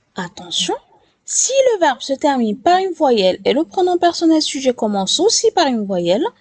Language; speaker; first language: French; non-native, local second language; Arabic